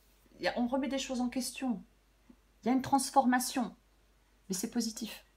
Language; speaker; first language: French; native; French